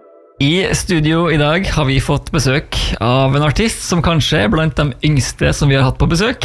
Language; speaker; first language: Norwegian; native; Norwegian